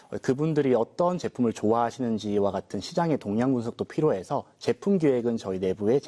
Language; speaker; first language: Korean; native; Korean